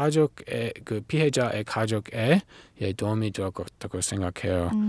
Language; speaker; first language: Korean; non-native, learner; English